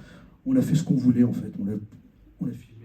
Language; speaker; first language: French; native; French